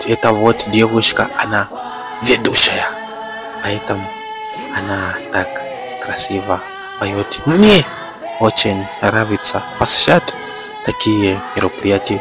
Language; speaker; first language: Russian; non-native, learner; Bemba